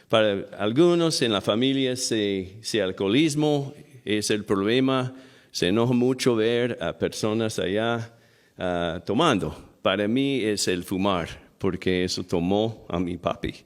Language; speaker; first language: Spanish; non-native, fluent; English